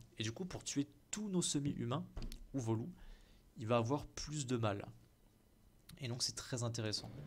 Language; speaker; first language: French; native; French